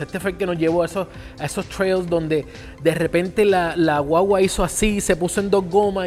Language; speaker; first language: Spanish; native; Spanish